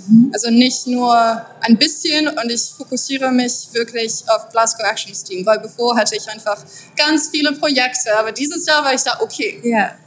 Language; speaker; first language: German; non-native, fluent; French